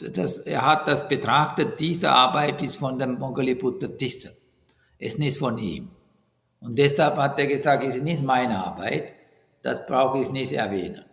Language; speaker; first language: German; non-native, learner; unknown